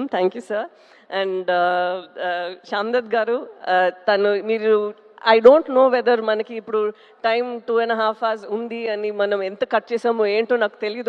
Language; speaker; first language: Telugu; non-native, local second language; Tamil